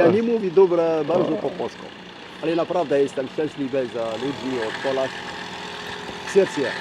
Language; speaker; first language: Polish; non-native, learner; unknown